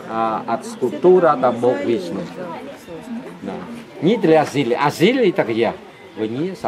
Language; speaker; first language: Russian; non-native, learner; Khmer